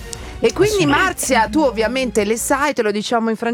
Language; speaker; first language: Italian; native; Italian